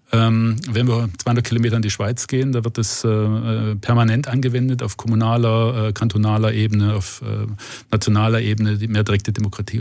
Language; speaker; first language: German; native; German